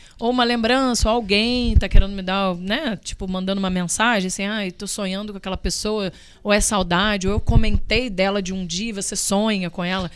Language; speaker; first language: Portuguese; native; Portuguese